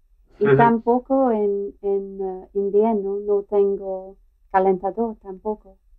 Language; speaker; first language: Spanish; non-native, learner; English